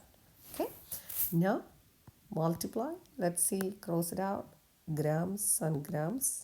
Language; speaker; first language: English; non-native, local second language; Malayalam